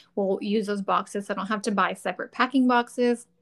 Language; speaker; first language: English; native; English